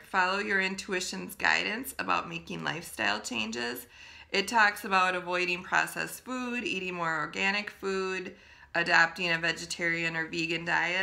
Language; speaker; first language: English; native; English